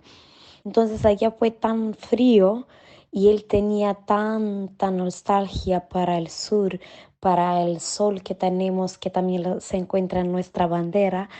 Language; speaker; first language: Spanish; non-native, fluent; Macedonian